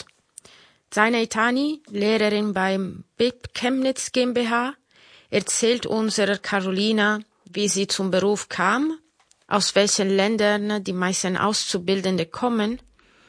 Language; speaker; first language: German; non-native, fluent; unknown